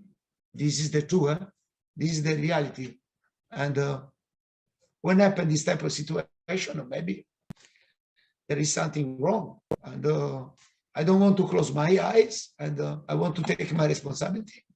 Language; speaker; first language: English; non-native, fluent; Italian